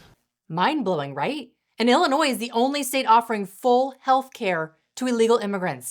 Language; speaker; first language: English; native; English